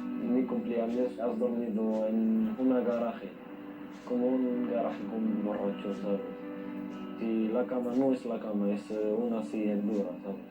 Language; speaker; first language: Spanish; non-native, learner; Arabic